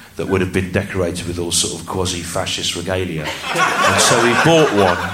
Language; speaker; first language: English; native; English